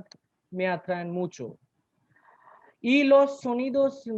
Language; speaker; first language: Spanish; non-native, learner; Bangla